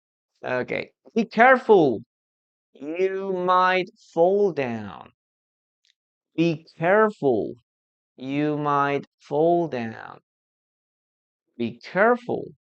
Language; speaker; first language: English; non-native, fluent; Spanish